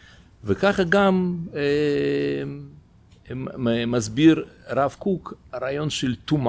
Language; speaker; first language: Hebrew; non-native, fluent; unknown